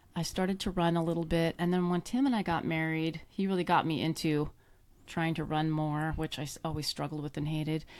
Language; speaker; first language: English; native; English